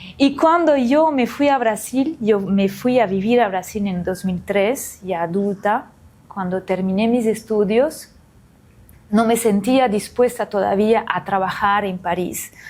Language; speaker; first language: Spanish; non-native, fluent; French